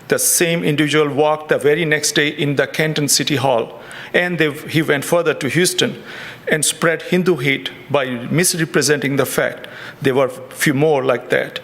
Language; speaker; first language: English; non-native, fluent; German